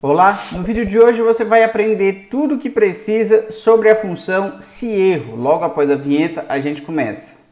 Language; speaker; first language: Portuguese; native; Portuguese